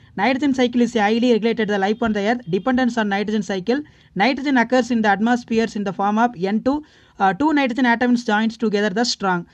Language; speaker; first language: English; non-native, local second language; Tamil